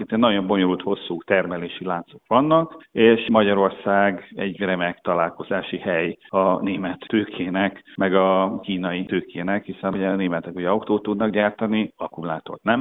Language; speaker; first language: Hungarian; native; Hungarian